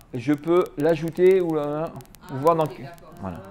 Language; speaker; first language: French; native; French